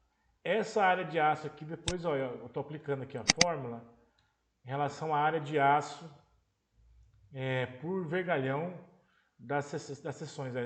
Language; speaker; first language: Portuguese; native; Portuguese